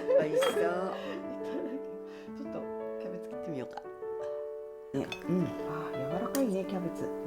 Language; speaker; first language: Japanese; native; Japanese